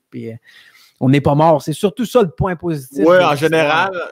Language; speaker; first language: French; native; French